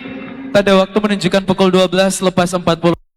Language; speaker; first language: Indonesian; native; Indonesian